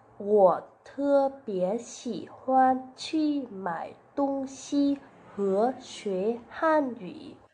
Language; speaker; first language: Chinese; non-native, learner; Vietnamese